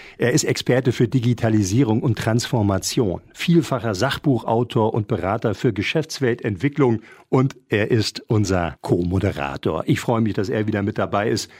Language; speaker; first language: German; native; German